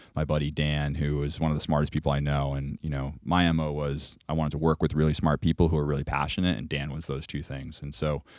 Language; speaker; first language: English; native; English